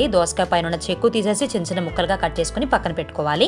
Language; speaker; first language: Telugu; native; Telugu